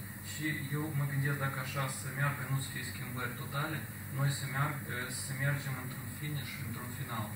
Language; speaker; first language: Romanian; non-native, local second language; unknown